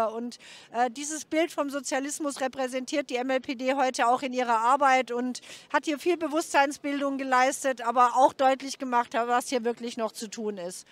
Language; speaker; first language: German; native; German